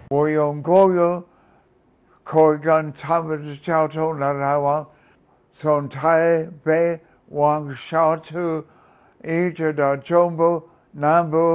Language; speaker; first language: Chinese; non-native, fluent; English